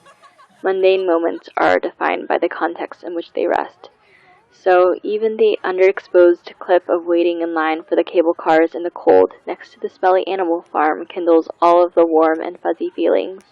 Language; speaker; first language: English; native; English